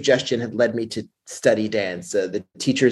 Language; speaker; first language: English; native; English